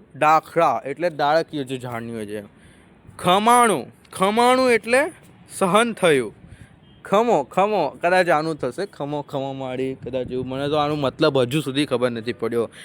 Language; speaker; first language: Gujarati; non-native, local second language; Marathi